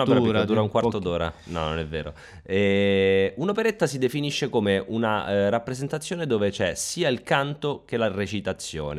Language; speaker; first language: Italian; native; Italian